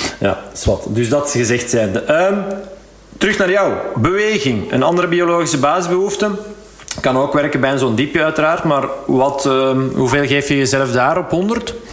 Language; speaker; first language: Dutch; native; Dutch